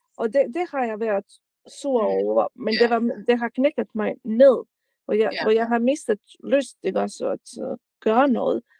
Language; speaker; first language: Danish; non-native, fluent; Bosnian